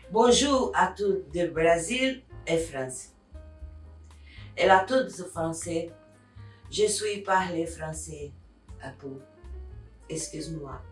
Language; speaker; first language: French; non-native, learner; Portuguese